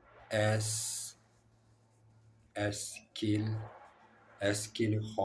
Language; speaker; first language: French; non-native, learner; Portuguese